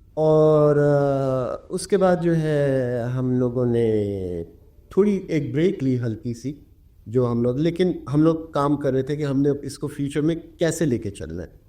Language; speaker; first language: Urdu; early bilingual, heritage; Urdu